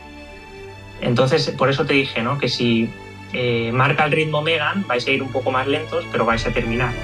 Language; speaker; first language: Spanish; native; Spanish